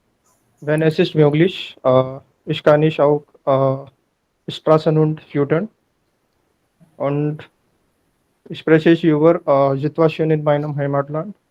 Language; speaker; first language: German; non-native, learner; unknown